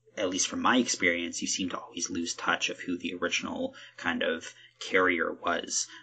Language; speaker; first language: English; native; English